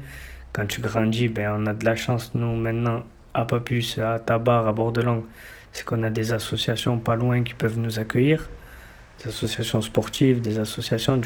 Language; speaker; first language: French; native; French